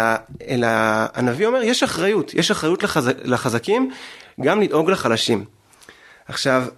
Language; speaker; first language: Hebrew; native; Hebrew